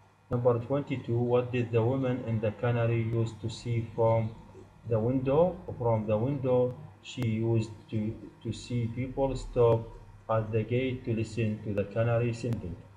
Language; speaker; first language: English; non-native, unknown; Arabic